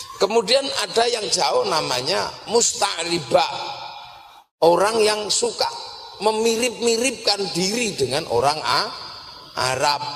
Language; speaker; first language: Indonesian; non-native, local second language; Javanese